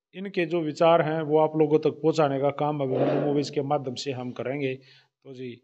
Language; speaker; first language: Hindi; native; Hindi